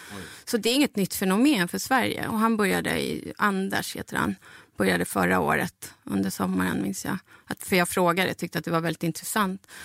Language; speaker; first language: Swedish; non-native, fluent; Spanish